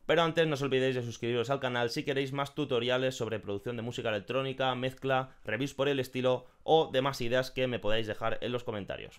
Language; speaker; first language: Spanish; native; Spanish